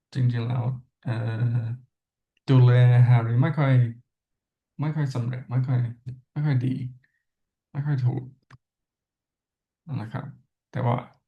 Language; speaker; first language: Thai; non-native, learner; English